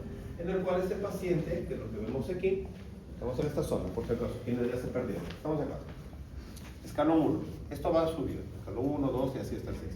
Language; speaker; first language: Spanish; native; Spanish